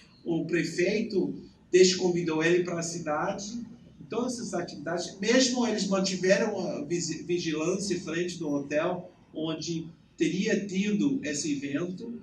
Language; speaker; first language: Portuguese; non-native, fluent; English